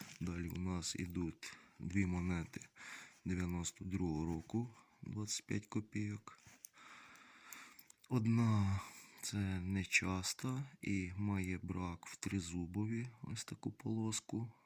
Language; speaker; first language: Ukrainian; native; Ukrainian